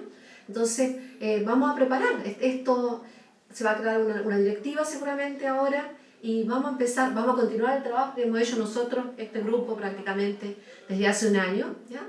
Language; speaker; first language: Spanish; native; Spanish